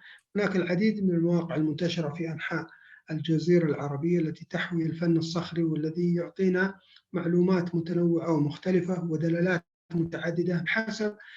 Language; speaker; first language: Arabic; native; Arabic